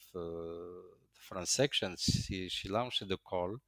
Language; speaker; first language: English; non-native, fluent; Arabic